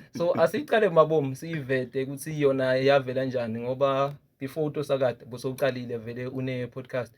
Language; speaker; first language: Zulu; native; Zulu